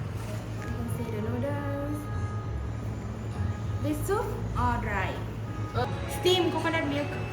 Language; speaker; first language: English; non-native, learner; Thai